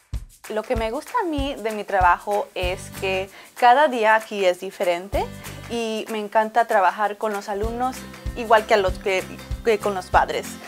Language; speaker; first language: Spanish; early bilingual, heritage; Spanish